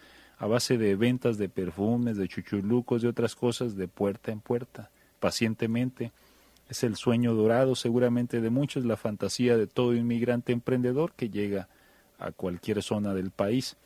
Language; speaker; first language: Spanish; native; Spanish